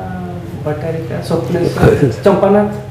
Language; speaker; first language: English; non-native, local second language; Odia